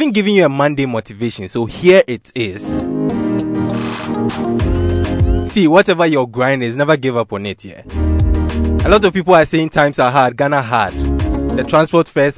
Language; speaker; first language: English; non-native, local second language; Akan